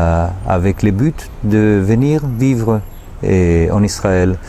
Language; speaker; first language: French; non-native, fluent; Spanish